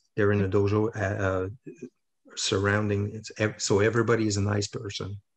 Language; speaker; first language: English; non-native, fluent; French